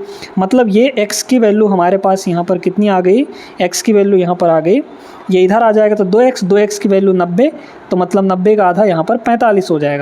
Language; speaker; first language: Hindi; native; Hindi